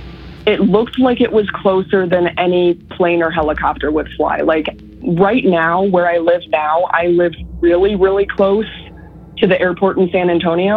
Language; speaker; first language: English; native; English